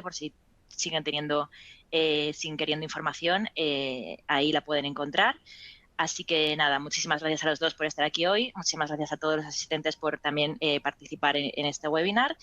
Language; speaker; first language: Spanish; native; Spanish